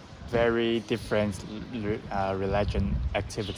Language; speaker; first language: English; non-native, learner; Chinese